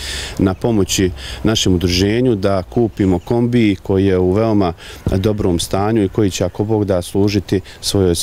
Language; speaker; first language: Croatian; native; Croatian